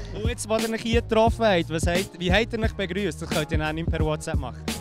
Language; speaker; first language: German; native; German